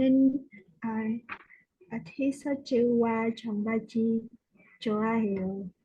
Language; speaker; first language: Korean; non-native, learner; Vietnamese